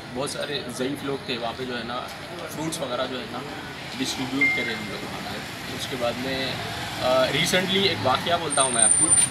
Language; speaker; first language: Hindi; non-native, local second language; Urdu